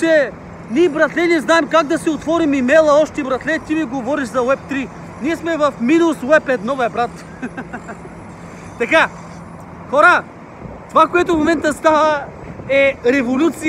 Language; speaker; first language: Bulgarian; native; Bulgarian